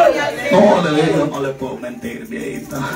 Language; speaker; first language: Spanish; native; Spanish